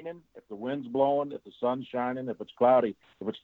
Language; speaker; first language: English; native; English